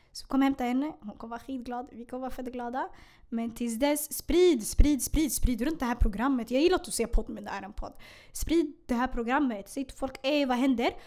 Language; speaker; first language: Swedish; early bilingual, other home language; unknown